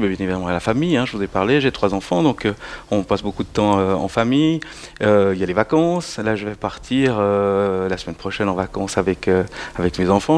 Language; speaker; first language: French; native; French